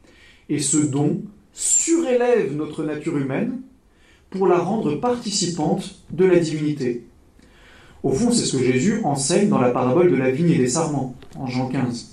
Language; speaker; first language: French; native; French